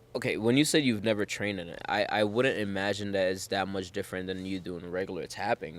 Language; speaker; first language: English; native; English